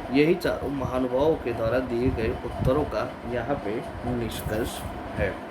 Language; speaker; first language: Hindi; non-native, local second language; Gujarati